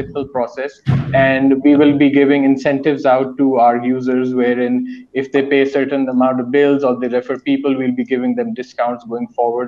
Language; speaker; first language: English; non-native, local second language; Urdu